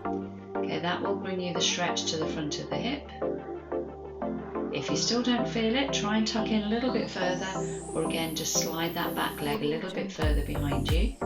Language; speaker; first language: English; native; English